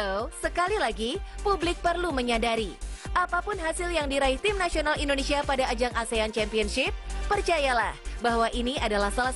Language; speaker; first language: Indonesian; native; Indonesian